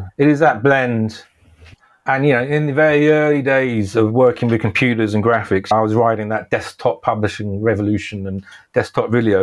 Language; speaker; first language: English; native; English